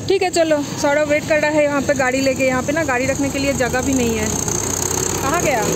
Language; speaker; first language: Hindi; non-native, local second language; Bangla